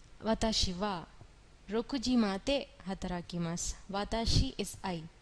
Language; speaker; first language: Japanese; non-native, fluent; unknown